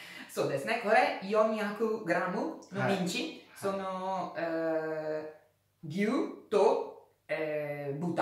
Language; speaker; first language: Japanese; non-native, learner; Italian